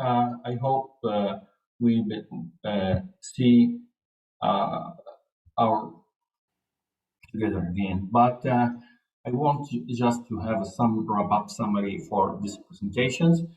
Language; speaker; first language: English; non-native, fluent; Arabic